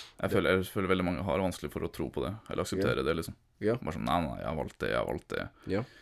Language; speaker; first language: Norwegian; early bilingual, other home language; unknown